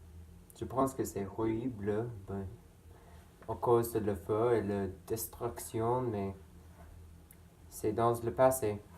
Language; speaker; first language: French; non-native, learner; English